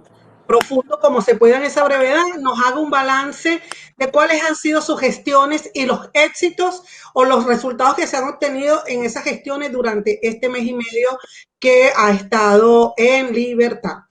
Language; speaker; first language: Spanish; native; Spanish